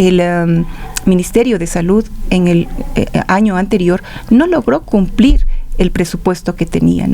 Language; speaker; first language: Spanish; native; Spanish